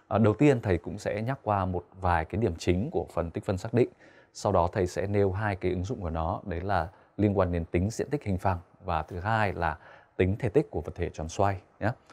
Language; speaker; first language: Vietnamese; native; Vietnamese